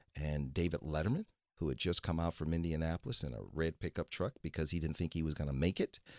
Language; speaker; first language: English; native; English